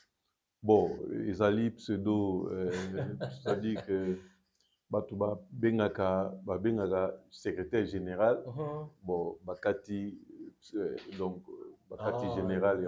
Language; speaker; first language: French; non-native, local second language; Lingala